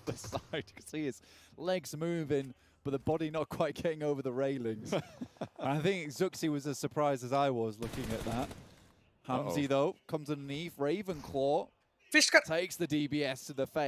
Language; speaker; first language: English; native; English